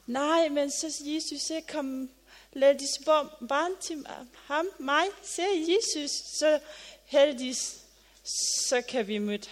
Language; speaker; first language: Danish; non-native, learner; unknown